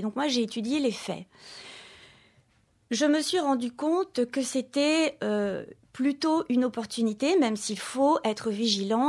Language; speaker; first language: French; native; French